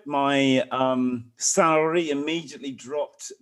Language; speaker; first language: English; native; English